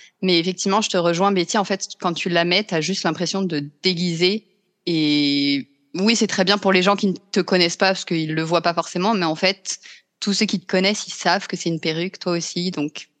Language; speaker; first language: French; native; French